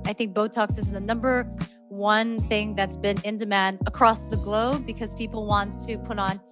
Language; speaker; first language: English; non-native, local second language; Filipino